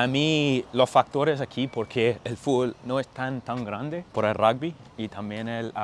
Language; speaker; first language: Portuguese; non-native, fluent; English